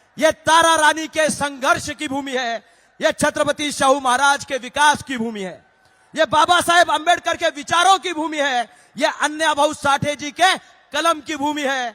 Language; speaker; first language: Hindi; non-native, local second language; Marathi